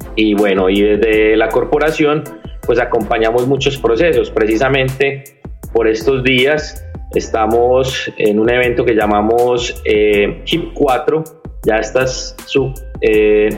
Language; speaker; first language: Spanish; native; Spanish